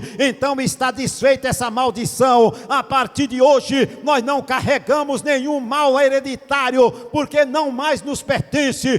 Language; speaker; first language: Portuguese; native; Portuguese